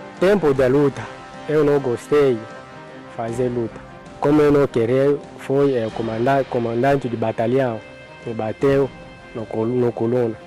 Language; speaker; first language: Portuguese; non-native, learner; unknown